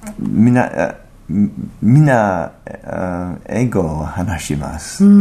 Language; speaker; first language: Japanese; non-native, learner; English